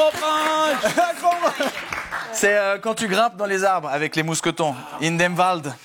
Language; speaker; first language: French; native; French